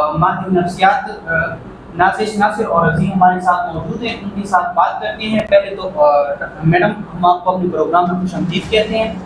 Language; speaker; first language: Urdu; non-native, local second language; Pashto